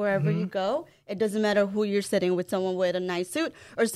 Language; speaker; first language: English; non-native, fluent; Spanish